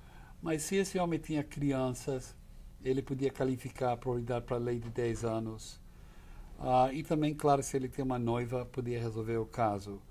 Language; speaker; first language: Portuguese; non-native, fluent; English